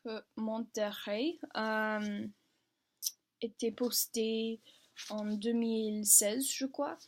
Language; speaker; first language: French; non-native, learner; English